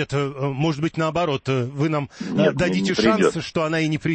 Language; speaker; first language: Russian; native; Russian